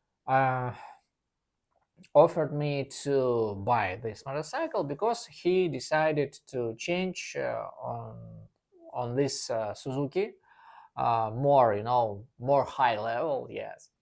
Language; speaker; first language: English; non-native, learner; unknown